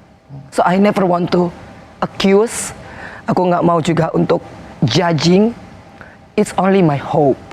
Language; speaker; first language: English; non-native, fluent; Indonesian